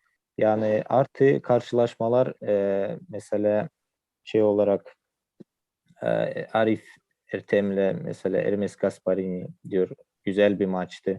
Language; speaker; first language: Turkish; non-native, fluent; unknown